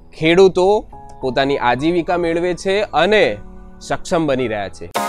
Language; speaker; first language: Gujarati; native; Gujarati